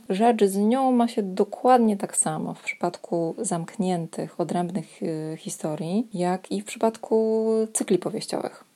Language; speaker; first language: Polish; native; Polish